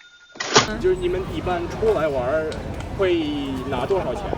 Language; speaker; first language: Chinese; non-native, fluent; Russian